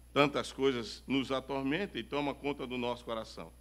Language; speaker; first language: Portuguese; native; Portuguese